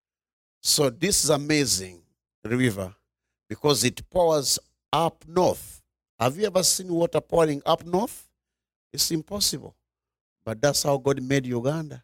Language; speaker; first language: English; non-native, local second language; Ganda